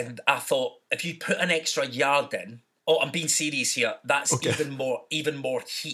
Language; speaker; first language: English; native; English